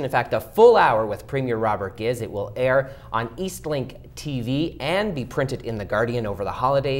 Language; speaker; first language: English; native; English